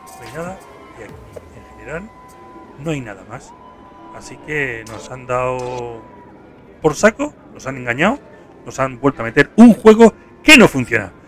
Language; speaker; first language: Spanish; native; Spanish